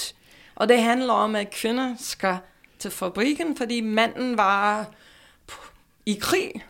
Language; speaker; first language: Danish; non-native, fluent; English